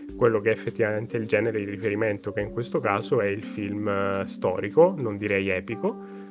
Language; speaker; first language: Italian; native; Italian